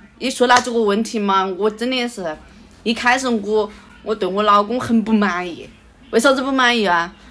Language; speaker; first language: Chinese; native; Chinese